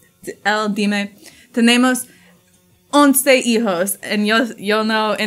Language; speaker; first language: Spanish; non-native, learner; English